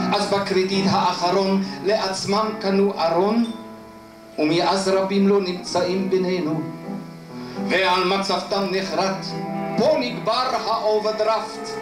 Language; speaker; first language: Hebrew; non-native, fluent; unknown